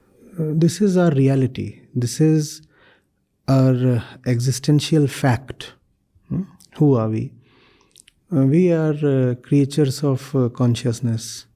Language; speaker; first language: English; non-native, local second language; Hindi